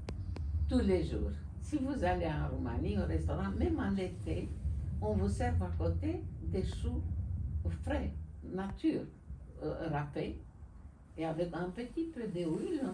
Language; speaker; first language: French; non-native, fluent; Romanian